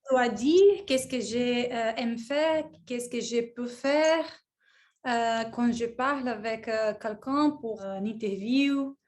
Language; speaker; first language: French; non-native, learner; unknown